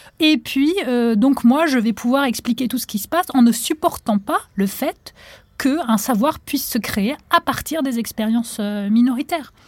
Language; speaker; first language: French; non-native, local second language; Arabic